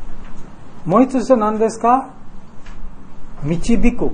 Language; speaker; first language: Japanese; non-native, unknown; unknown